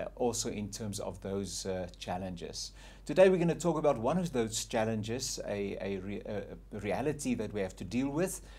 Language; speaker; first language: English; non-native, local second language; Afrikaans